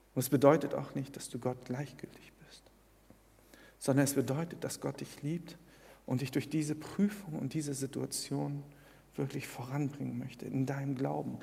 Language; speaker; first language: German; early bilingual, other home language; Korean